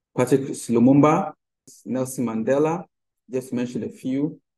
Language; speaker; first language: English; non-native, local second language; Akan